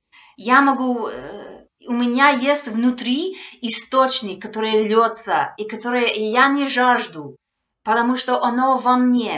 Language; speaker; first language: Russian; non-native, fluent; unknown